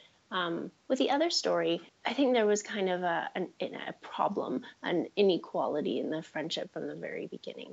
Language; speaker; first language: English; native; English